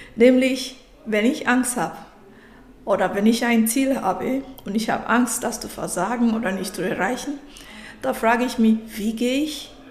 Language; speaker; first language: German; non-native, fluent; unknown